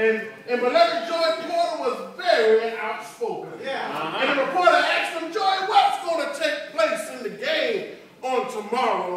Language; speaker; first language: English; native; English